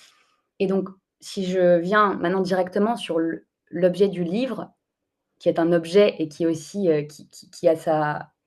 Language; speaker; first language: French; native; French